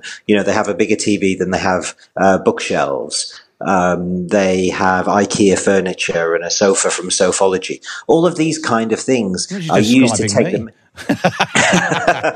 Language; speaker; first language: English; native; English